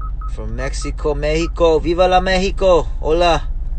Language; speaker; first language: English; early bilingual, other home language; Korean